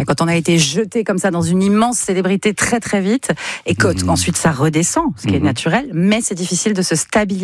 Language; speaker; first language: French; native; French